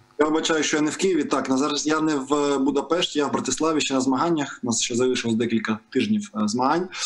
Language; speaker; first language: Ukrainian; non-native, local second language; Russian